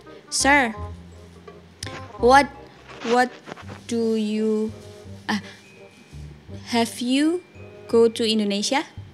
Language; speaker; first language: English; non-native, learner; Indonesian